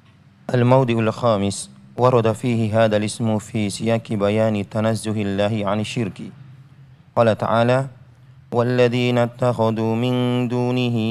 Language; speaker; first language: Arabic; non-native, fluent; Indonesian